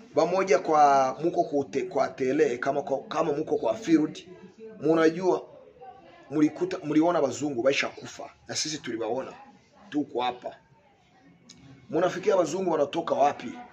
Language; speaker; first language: Swahili; non-native, local second language; Kinyarwanda